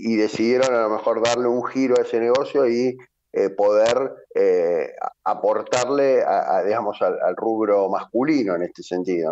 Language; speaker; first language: Spanish; native; Spanish